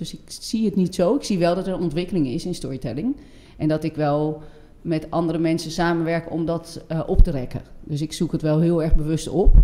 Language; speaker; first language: Dutch; non-native, fluent; French